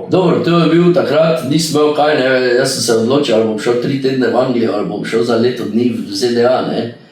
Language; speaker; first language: Slovenian; native; Slovenian